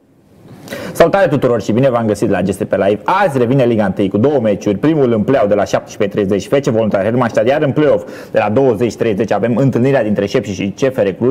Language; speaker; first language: Romanian; native; Romanian